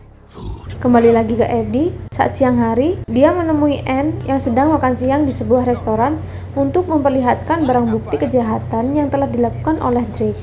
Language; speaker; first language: Indonesian; native; Indonesian